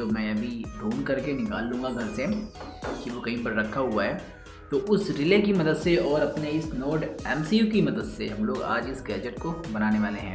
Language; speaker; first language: Hindi; native; Hindi